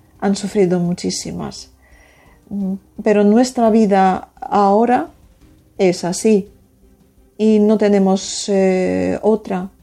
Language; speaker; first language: Spanish; non-native, fluent; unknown